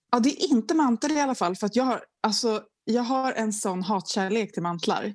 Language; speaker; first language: Swedish; native; Swedish